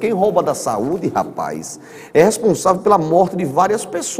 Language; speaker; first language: Portuguese; native; Portuguese